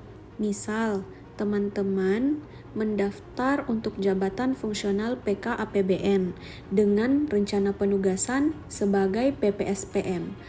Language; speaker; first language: Indonesian; native; Indonesian